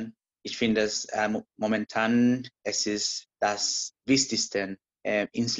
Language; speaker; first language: German; non-native, learner; Spanish